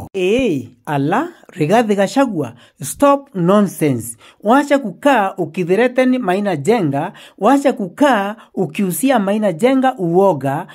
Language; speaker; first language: Swahili; non-native, local second language; Meru